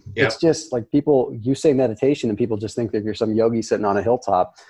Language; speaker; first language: English; native; English